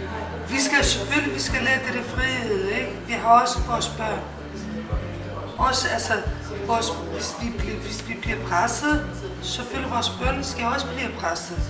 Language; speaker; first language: Danish; non-native, learner; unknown